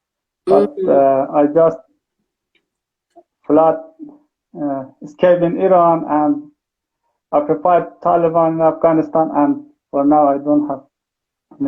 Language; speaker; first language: English; non-native, learner; Persian